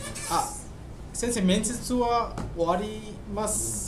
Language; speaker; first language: Japanese; non-native, learner; Bangla